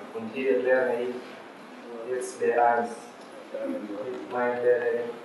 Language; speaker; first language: German; non-native, learner; Arabic